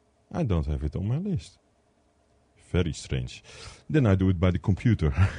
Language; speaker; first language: English; non-native, learner; Dutch